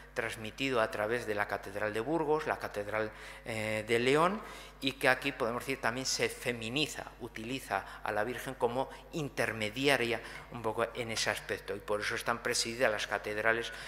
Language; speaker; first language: Spanish; native; Spanish